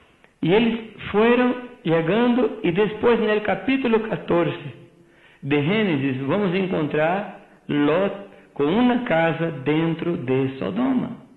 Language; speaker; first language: Spanish; non-native, fluent; Portuguese